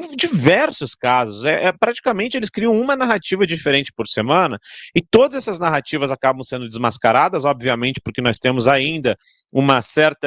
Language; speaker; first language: Portuguese; native; Portuguese